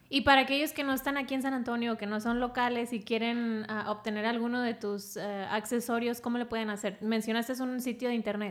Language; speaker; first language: Spanish; early bilingual, heritage; Spanish